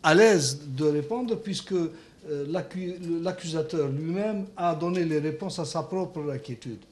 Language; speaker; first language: French; non-native, local second language; Arabic